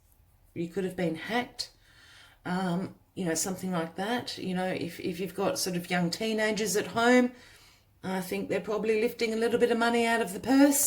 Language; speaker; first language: English; native; English